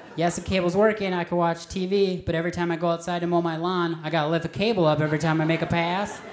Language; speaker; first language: English; native; English